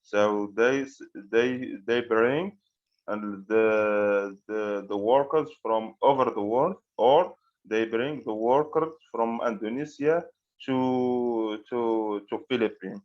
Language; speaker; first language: English; non-native, fluent; Arabic